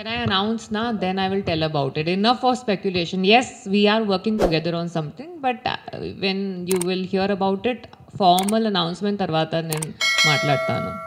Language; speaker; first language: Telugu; non-native, learner; Hindi